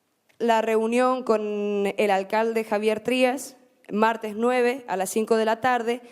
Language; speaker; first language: Spanish; native; Spanish